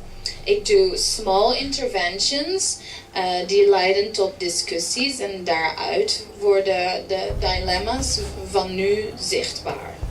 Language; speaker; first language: Dutch; early bilingual, heritage; English